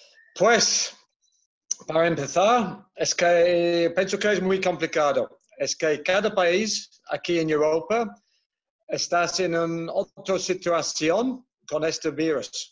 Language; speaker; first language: Spanish; non-native, fluent; Dutch